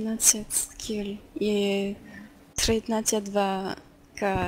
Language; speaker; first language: Russian; non-native, learner; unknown